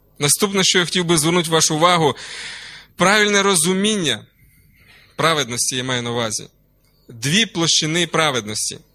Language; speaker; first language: Ukrainian; non-native, local second language; Russian